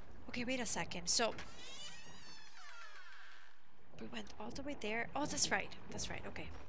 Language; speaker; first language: English; early bilingual, other home language; Italian